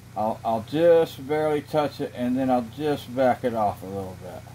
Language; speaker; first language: English; native; English